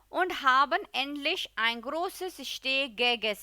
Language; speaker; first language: German; non-native, fluent; Hindi